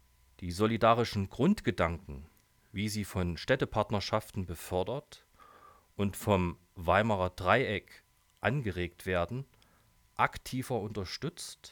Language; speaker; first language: German; native; German